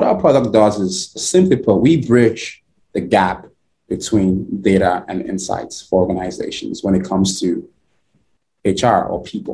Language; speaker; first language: English; non-native, local second language; Igbo